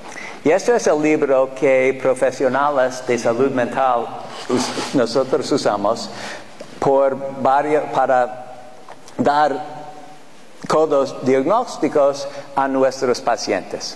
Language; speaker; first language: Spanish; non-native, fluent; English